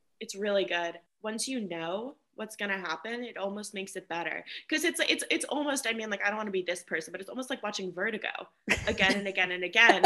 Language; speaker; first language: English; native; English